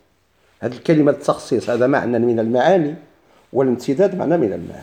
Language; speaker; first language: Arabic; native; Arabic